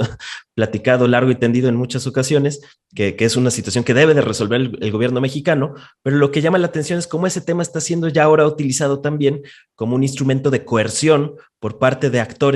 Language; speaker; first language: Spanish; native; Spanish